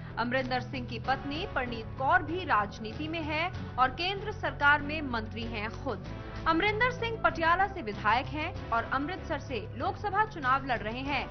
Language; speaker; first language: Hindi; native; Hindi